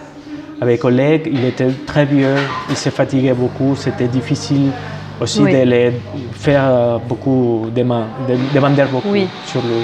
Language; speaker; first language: French; non-native, fluent; Spanish